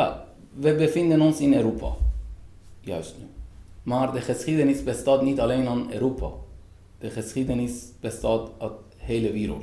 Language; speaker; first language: Dutch; non-native, fluent; Persian